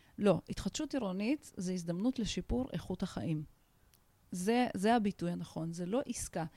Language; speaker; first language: Hebrew; non-native, fluent; Russian